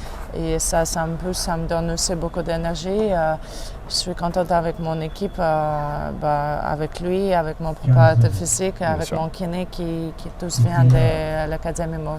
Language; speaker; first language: French; non-native, fluent; Russian